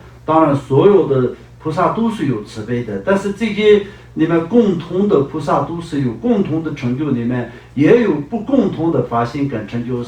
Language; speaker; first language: Chinese; non-native, local second language; Tibetan